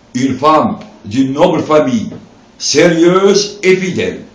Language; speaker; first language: French; non-native, local second language; Arabic